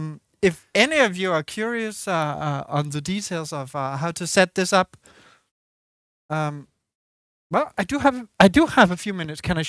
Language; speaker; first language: English; non-native, fluent; Danish